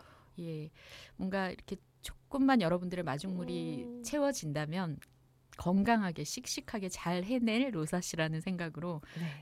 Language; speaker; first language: Korean; native; Korean